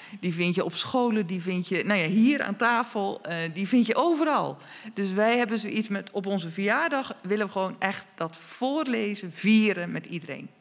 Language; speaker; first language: Dutch; native; Dutch